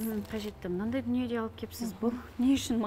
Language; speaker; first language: Kazakh; native; Kazakh